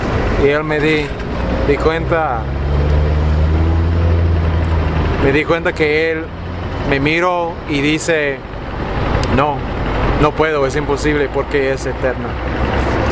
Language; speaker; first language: Spanish; non-native, fluent; English